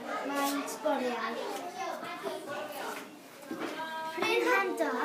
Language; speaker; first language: Welsh; non-native, learner; English